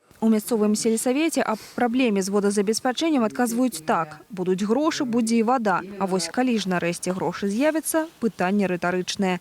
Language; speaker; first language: Belarusian; non-native, local second language; Russian